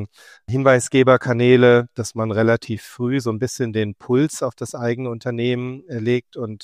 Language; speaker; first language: German; native; German